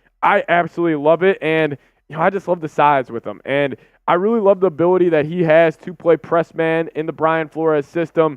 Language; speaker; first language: English; native; English